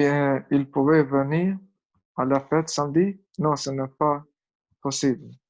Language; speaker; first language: French; non-native, learner; Albanian